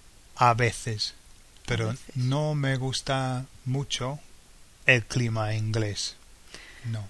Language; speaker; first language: Spanish; non-native, fluent; English